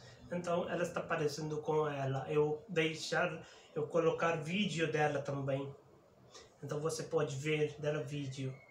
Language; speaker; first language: Portuguese; non-native, learner; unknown